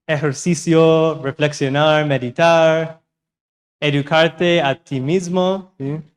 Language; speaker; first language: Spanish; non-native, learner; English